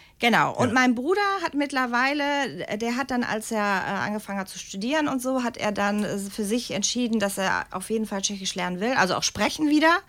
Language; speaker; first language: German; early bilingual, other home language; Czech